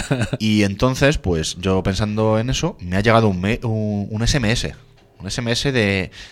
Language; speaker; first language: Spanish; native; Spanish